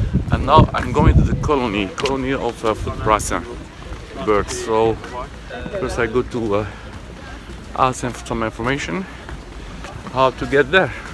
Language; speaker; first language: English; non-native, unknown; Arabic